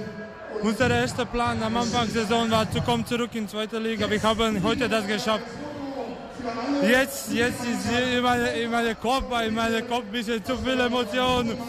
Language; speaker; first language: German; non-native, learner; Croatian